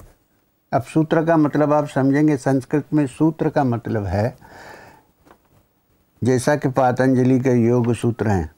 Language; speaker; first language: Hindi; non-native, local second language; Malayalam